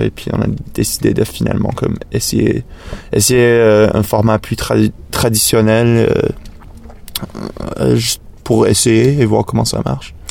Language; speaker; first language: French; non-native, fluent; English